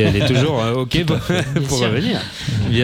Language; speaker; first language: French; native; French